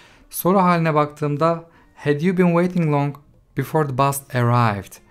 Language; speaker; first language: English; non-native, fluent; Turkish